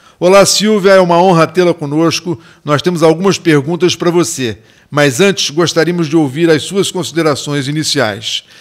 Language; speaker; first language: Portuguese; native; Portuguese